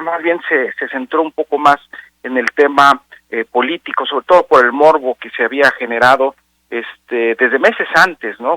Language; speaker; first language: Spanish; native; Spanish